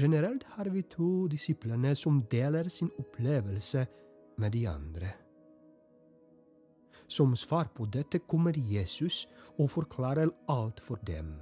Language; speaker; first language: Norwegian; non-native, fluent; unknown